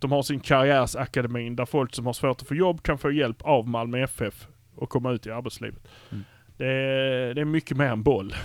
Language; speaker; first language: Swedish; native; Swedish